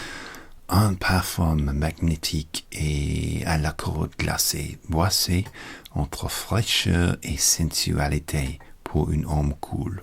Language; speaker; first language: French; non-native, learner; English